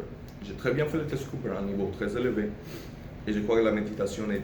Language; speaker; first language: French; non-native, fluent; Spanish